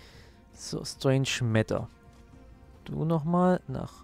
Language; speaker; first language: German; native; German